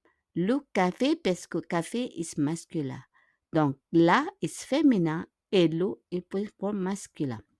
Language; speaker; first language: French; non-native, fluent; Filipino